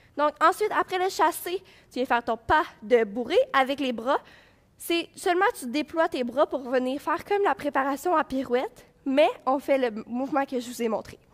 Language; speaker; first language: French; native; French